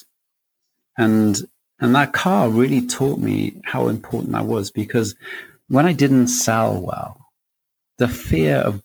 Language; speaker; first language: English; native; English